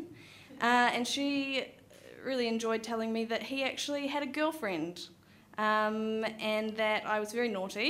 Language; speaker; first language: English; native; English